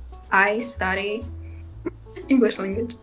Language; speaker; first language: English; non-native, fluent; Russian